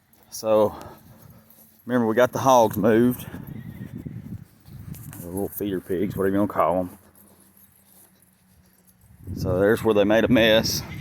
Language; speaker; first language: English; native; English